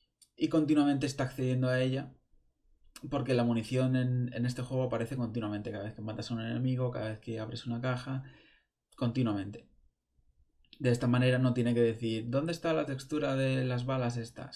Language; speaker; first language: Spanish; native; Spanish